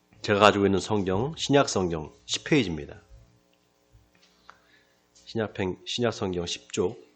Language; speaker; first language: Korean; native; Korean